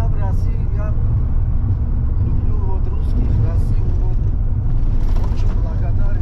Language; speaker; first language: Russian; non-native, local second language; Tajik